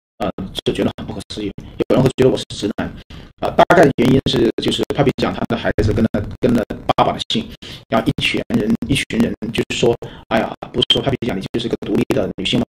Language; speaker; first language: Chinese; native; Chinese